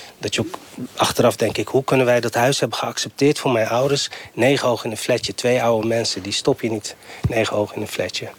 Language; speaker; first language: Dutch; early bilingual, other home language; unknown